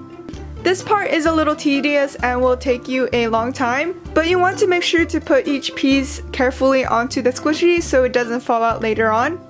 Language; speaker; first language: English; native; English